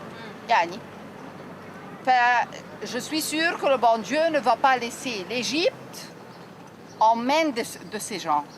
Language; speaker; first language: French; non-native, learner; Arabic